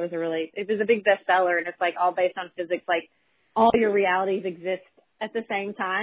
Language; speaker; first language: English; native; English